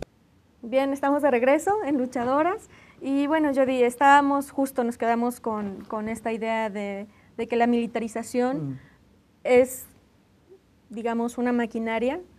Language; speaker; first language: Spanish; native; Spanish